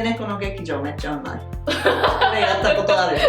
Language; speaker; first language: Japanese; non-native, fluent; English